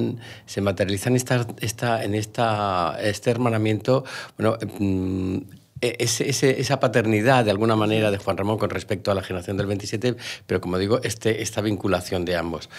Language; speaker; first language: Spanish; native; Spanish